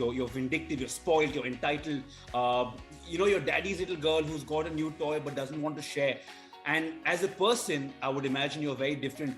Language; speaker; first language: English; non-native, local second language; Hindi